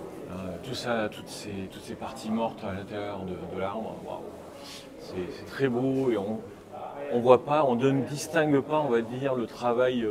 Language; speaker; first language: French; native; French